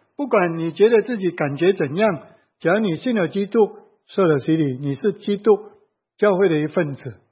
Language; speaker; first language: Chinese; native; Chinese